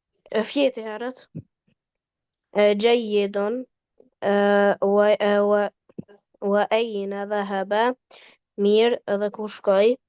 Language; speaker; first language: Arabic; non-native, learner; Albanian